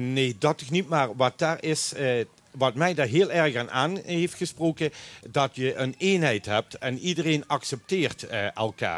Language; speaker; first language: Dutch; native; Dutch